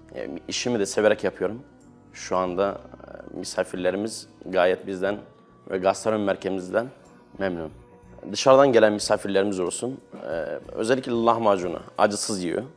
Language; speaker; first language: Turkish; native; Turkish